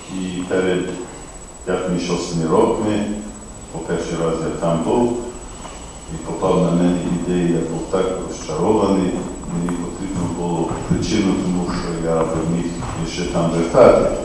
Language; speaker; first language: Ukrainian; early bilingual, heritage; Ukrainian